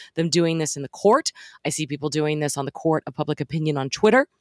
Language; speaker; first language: English; native; English